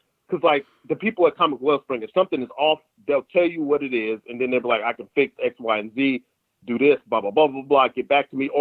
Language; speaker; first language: English; native; English